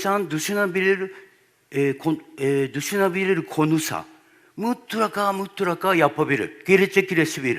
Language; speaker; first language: Turkish; non-native, learner; Japanese